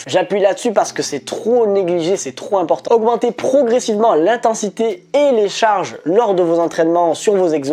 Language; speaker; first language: French; native; French